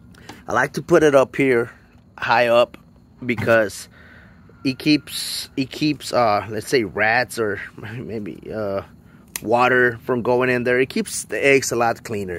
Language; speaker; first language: English; native; English